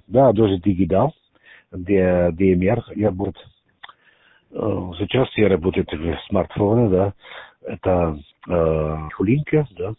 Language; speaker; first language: Russian; non-native, learner; German